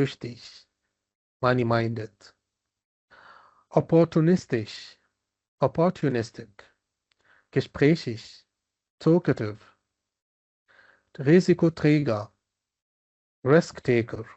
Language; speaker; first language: German; non-native, fluent; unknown